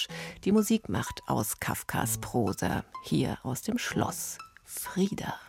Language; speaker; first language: German; native; German